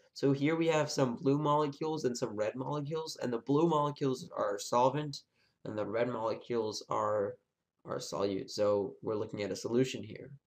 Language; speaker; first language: English; native; English